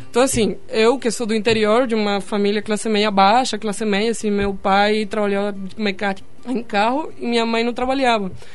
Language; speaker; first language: Portuguese; non-native, fluent; Spanish